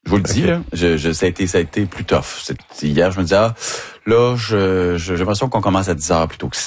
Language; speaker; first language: French; native; French